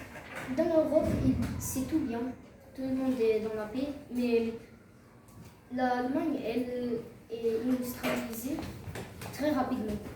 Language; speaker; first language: French; non-native, learner; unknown